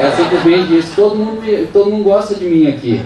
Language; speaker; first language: Portuguese; native; Portuguese